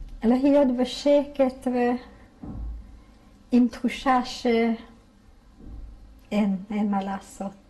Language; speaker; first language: Hebrew; non-native, fluent; Hungarian